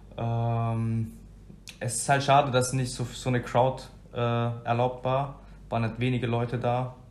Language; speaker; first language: German; early bilingual, other home language; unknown